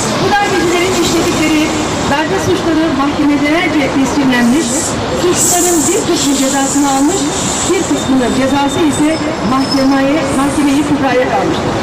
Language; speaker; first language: Turkish; native; Turkish